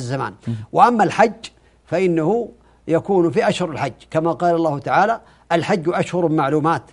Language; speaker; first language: Arabic; native; Arabic